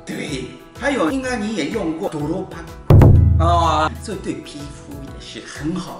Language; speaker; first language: Chinese; non-native, learner; Japanese